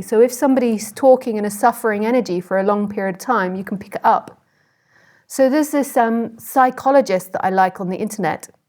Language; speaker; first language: English; native; English